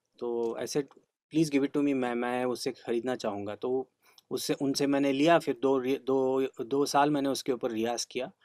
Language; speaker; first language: Hindi; non-native, local second language; Kannada